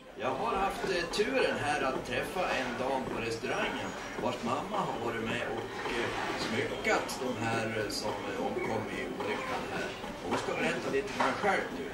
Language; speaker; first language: Swedish; native; Swedish